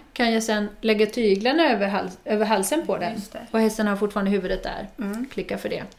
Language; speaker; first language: Swedish; non-native, fluent; Dutch